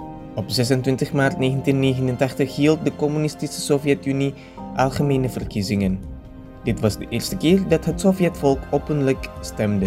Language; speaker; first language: Dutch; non-native, fluent; Indonesian